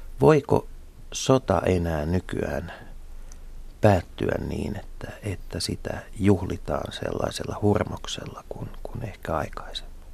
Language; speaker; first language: Finnish; native; Finnish